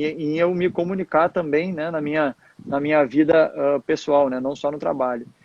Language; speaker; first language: Portuguese; native; Portuguese